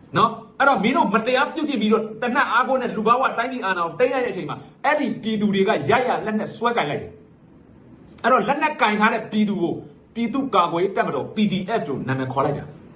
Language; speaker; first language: Burmese; native; Burmese